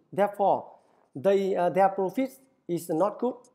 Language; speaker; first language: English; non-native, fluent; Vietnamese